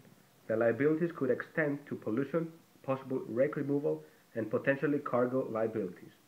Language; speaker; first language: English; non-native, fluent; Greek